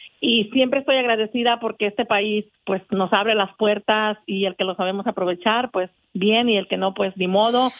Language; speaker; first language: Spanish; native; Spanish